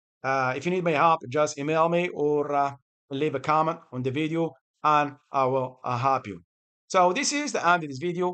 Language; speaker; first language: English; non-native, fluent; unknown